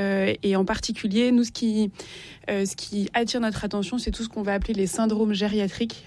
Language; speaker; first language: French; native; French